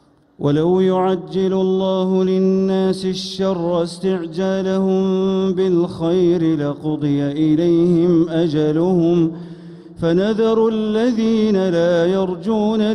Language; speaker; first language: Arabic; native; Arabic